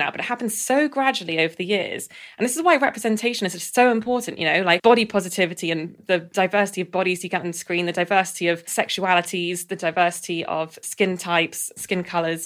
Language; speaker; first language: English; native; English